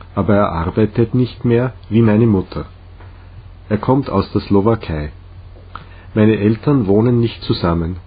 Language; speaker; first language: German; non-native, fluent; Czech